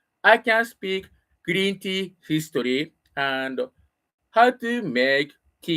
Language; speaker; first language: English; non-native, learner; Japanese